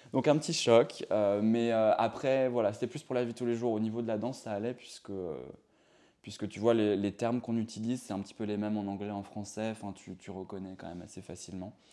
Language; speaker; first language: French; native; French